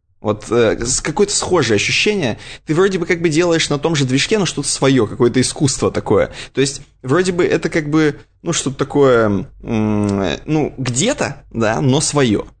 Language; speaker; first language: Russian; native; Russian